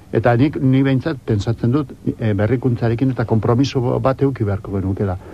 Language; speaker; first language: Basque; non-native, local second language; Spanish